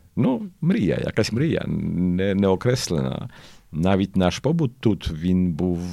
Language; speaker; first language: Ukrainian; early bilingual, heritage; Ukrainian